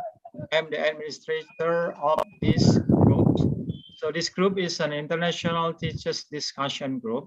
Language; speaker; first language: English; non-native, fluent; Indonesian